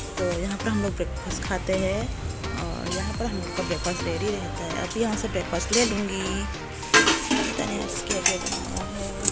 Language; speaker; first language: Hindi; non-native, local second language; Kok Borok